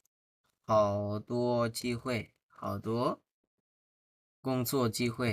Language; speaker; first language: Chinese; non-native, fluent; Bangla